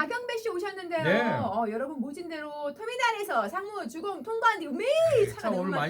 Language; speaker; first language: Korean; native; Korean